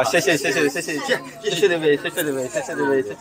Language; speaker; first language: Chinese; non-native, learner; Rundi